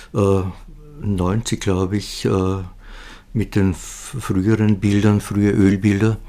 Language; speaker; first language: German; native; German